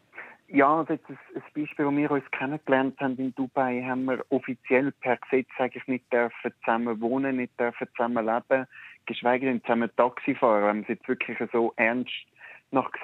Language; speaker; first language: German; native; German